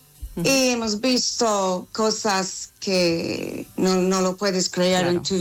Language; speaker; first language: Spanish; non-native, learner; English